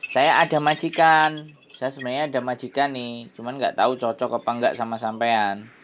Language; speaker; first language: Indonesian; non-native, local second language; Javanese